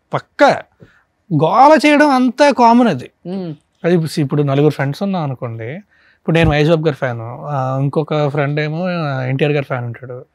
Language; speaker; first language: Telugu; native; Telugu